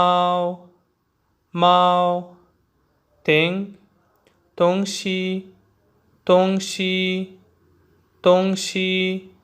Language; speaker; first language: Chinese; non-native, learner; Urdu